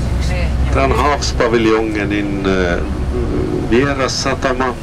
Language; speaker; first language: Finnish; non-native, local second language; Swedish